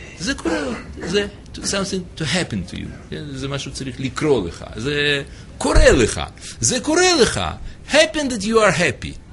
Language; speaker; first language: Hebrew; non-native, fluent; English